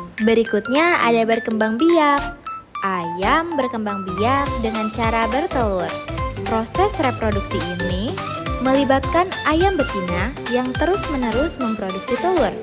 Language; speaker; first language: Indonesian; native; Indonesian